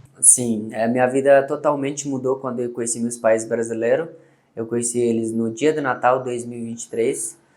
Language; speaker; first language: Portuguese; non-native, learner; Persian